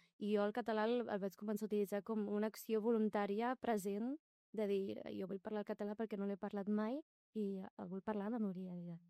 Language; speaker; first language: Catalan; non-native, local second language; Arabic